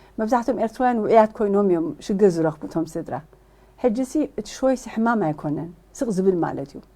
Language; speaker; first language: Tigrinya; early bilingual, heritage; Tigrinya